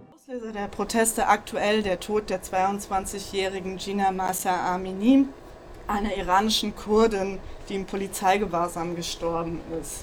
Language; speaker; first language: German; native; German